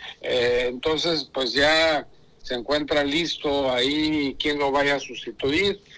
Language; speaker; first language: Spanish; native; Spanish